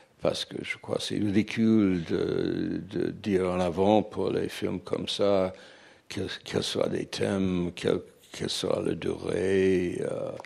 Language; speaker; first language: French; non-native, fluent; English